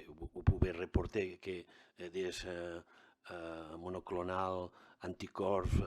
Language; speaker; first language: French; non-native, learner; Catalan